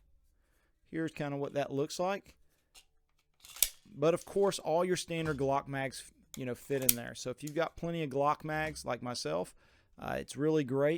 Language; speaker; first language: English; native; English